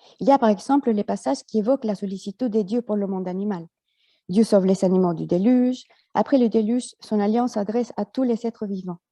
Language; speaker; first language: French; non-native, fluent; Spanish